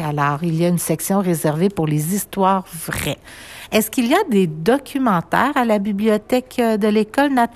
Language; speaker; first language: French; native; French